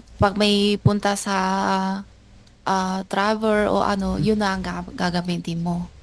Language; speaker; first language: Filipino; non-native, learner; Chinese